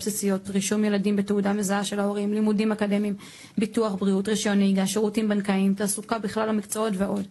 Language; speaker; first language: Hebrew; native; Hebrew